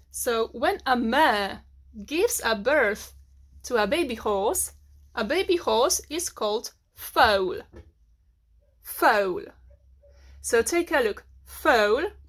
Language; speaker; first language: English; non-native, fluent; Polish